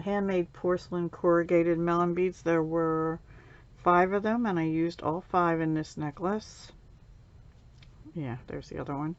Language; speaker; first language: English; native; English